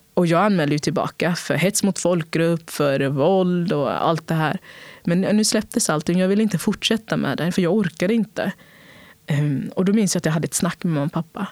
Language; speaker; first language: Swedish; early bilingual, other home language; Portuguese